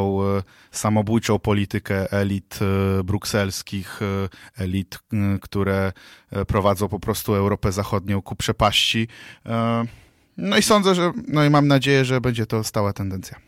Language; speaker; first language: Polish; native; Polish